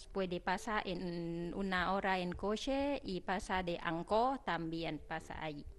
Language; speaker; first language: Spanish; non-native, learner; Thai